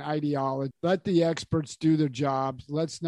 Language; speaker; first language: English; native; English